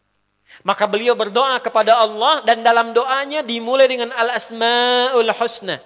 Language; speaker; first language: Indonesian; native; Indonesian